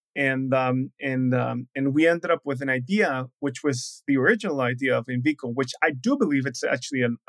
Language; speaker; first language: English; non-native, fluent; Spanish